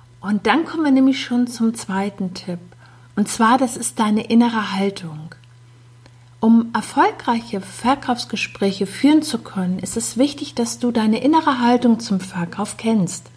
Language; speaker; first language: German; native; German